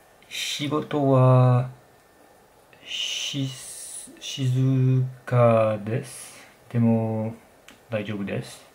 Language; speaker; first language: Japanese; non-native, learner; French